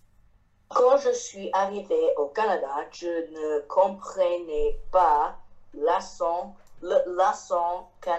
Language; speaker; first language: French; non-native, learner; Chinese